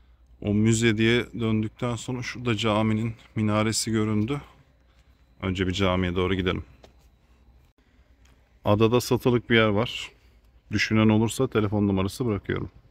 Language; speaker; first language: Turkish; native; Turkish